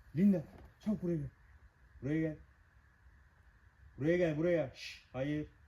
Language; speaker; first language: Turkish; native; Turkish